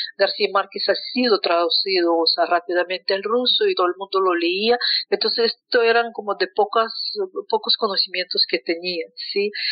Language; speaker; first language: Spanish; non-native, fluent; Russian